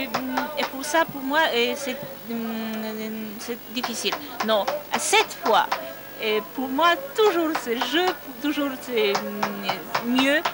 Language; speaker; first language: French; non-native, learner; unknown